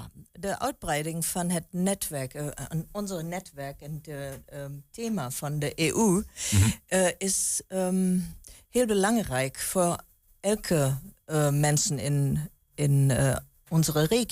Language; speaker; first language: Dutch; non-native, learner; German